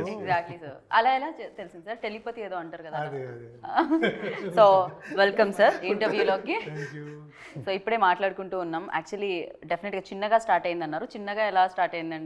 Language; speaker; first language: Telugu; native; Telugu